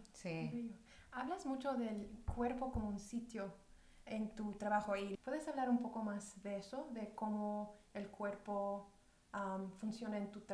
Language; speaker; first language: Spanish; early bilingual, other home language; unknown